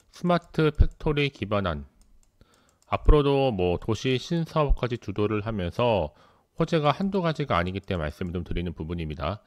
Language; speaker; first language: Korean; native; Korean